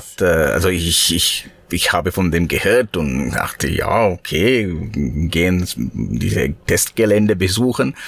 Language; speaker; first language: German; non-native, fluent; Sinhala